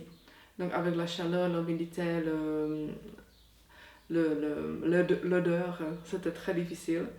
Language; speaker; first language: French; non-native, fluent; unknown